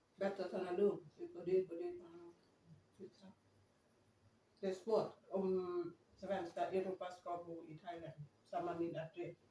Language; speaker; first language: Swedish; non-native, learner; Thai